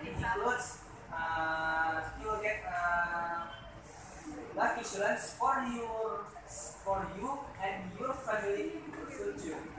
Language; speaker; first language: English; non-native, learner; Indonesian